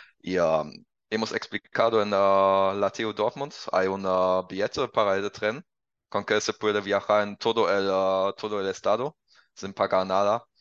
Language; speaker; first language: Spanish; non-native, learner; German